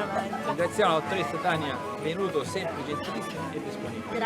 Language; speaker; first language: Italian; native; Italian